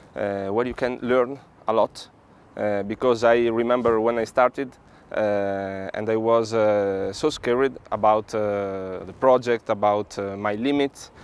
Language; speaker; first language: English; non-native, learner; Italian